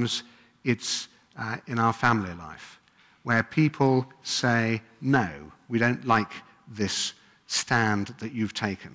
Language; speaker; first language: English; native; English